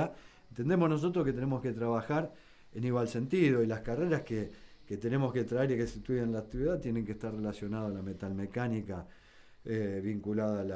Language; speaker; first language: Spanish; native; Spanish